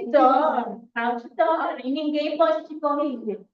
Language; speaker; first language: Portuguese; non-native, fluent; Spanish